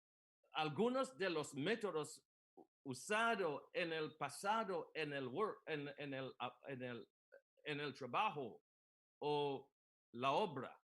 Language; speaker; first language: Spanish; non-native, learner; English